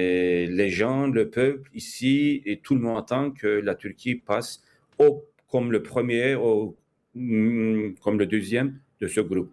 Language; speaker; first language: French; non-native, fluent; Turkish